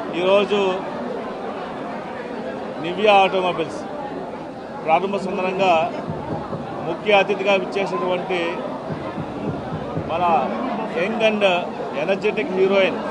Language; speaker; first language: Telugu; native; Telugu